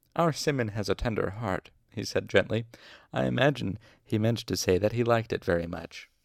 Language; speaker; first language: English; native; English